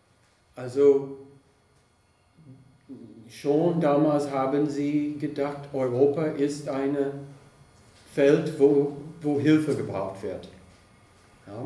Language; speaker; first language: German; non-native, fluent; English